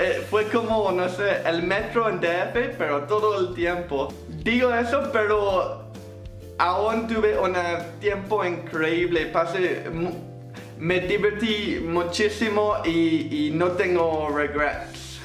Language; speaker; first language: Spanish; non-native, fluent; English